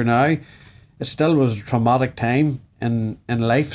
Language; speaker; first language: English; native; English